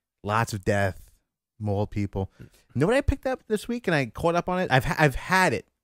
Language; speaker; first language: English; native; English